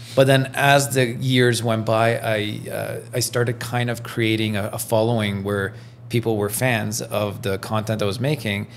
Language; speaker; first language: English; non-native, fluent; French